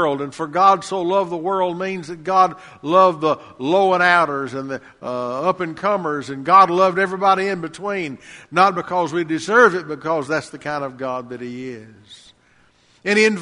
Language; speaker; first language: English; native; English